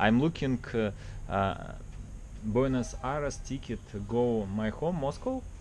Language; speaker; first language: English; non-native, learner; Russian